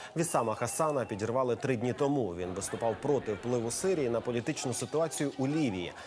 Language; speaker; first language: Ukrainian; native; Ukrainian